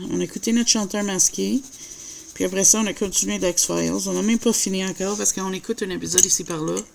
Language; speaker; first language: French; native; French